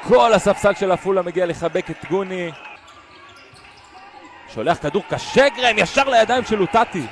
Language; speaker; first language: Hebrew; native; Hebrew